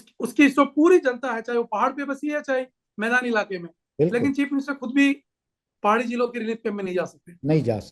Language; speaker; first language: Hindi; native; Hindi